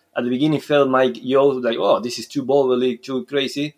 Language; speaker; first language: English; non-native, fluent; Spanish